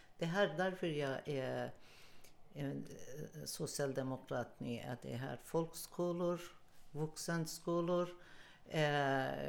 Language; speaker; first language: Swedish; non-native, learner; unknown